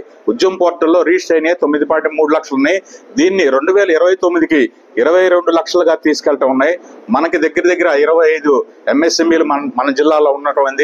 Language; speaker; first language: Telugu; native; Telugu